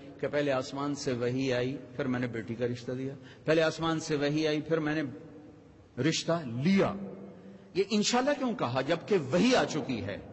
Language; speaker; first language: Urdu; non-native, local second language; Punjabi